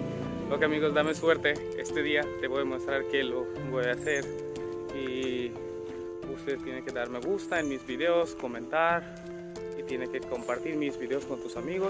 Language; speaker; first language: Spanish; non-native, learner; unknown